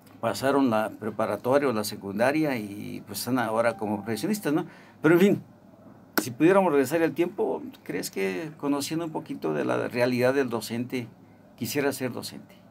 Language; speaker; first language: Spanish; native; Spanish